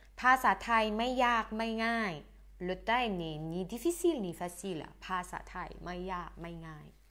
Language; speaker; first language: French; non-native, fluent; Thai